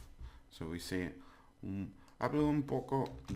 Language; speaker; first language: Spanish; non-native, learner; English